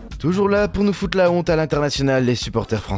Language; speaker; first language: French; native; French